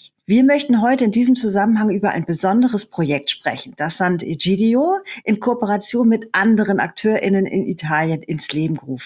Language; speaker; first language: German; native; German